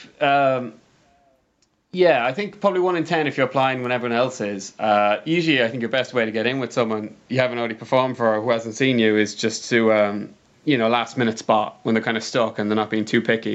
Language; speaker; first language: English; native; English